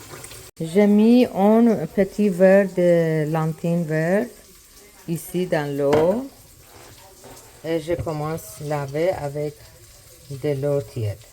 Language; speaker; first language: French; non-native, learner; Persian